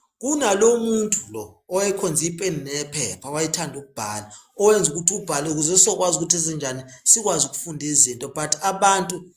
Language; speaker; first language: Zulu; native; Zulu